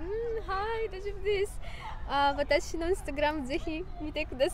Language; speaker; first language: Japanese; non-native, learner; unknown